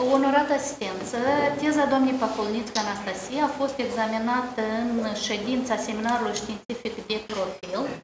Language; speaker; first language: Romanian; native; Romanian